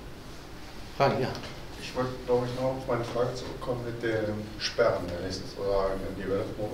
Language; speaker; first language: German; native; German